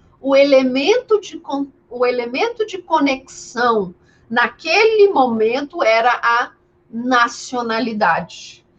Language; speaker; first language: Portuguese; native; Portuguese